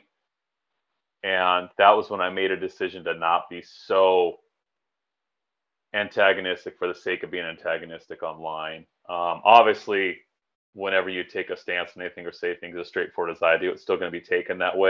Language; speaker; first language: English; native; English